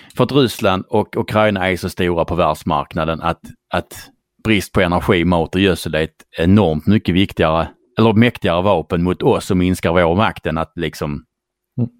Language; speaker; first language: Swedish; native; Swedish